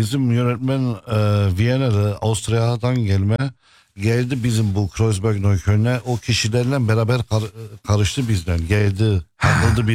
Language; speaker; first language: Turkish; non-native, fluent; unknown